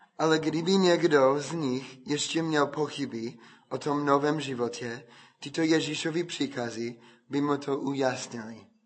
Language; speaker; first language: Czech; non-native, fluent; English